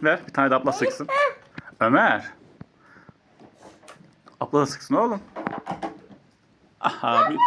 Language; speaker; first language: Turkish; native; Turkish